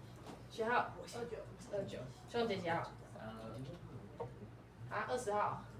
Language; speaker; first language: Chinese; native; Chinese